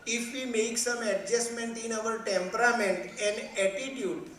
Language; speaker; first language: English; non-native, local second language; Gujarati